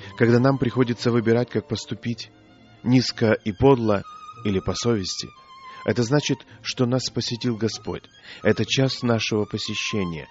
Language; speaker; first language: Russian; native; Russian